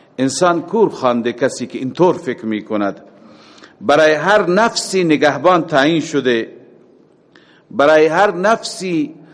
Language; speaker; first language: Persian; native; Persian